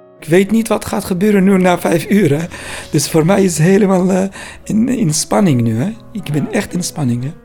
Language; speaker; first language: Dutch; non-native, learner; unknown